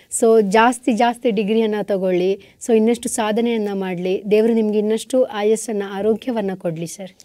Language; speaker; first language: Kannada; native; Kannada